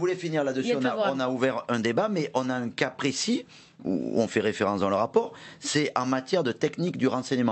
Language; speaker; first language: French; native; French